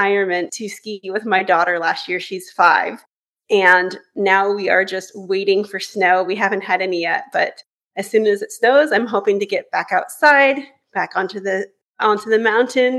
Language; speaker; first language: English; native; English